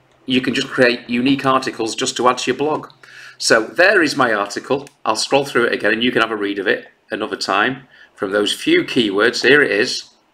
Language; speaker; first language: English; native; English